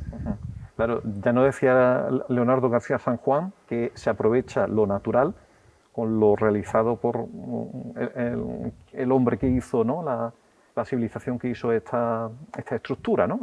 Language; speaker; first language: Spanish; native; Spanish